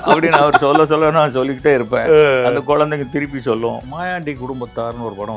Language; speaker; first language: Tamil; native; Tamil